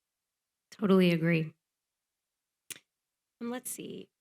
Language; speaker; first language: English; native; English